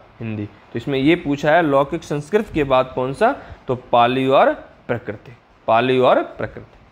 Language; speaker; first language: Hindi; native; Hindi